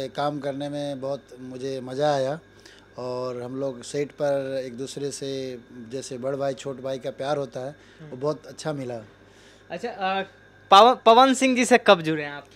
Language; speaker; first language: Hindi; native; Hindi